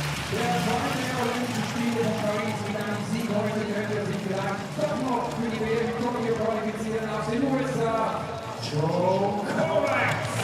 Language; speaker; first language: German; native; German